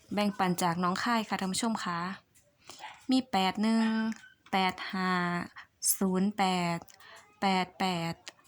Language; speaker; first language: Thai; native; Thai